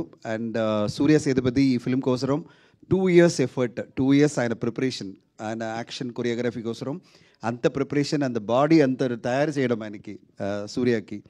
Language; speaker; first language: Telugu; non-native, fluent; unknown